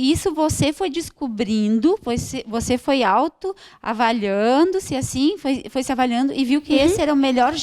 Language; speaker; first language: Portuguese; native; Portuguese